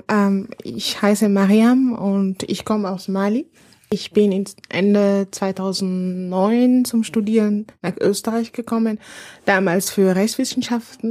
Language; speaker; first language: German; non-native, fluent; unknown